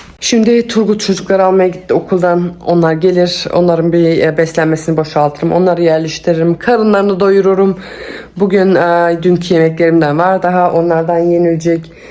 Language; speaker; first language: Turkish; early bilingual, heritage; Turkish